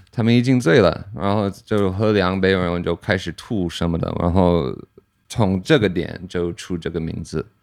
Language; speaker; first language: Chinese; non-native, fluent; English